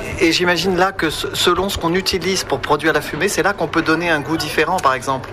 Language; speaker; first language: French; native; French